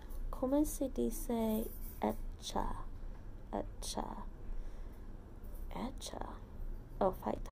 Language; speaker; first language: Spanish; non-native, learner; English